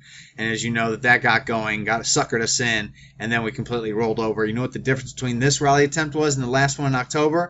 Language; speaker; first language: English; native; English